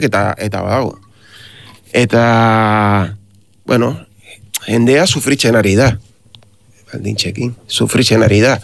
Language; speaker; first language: Basque; non-native, learner; Spanish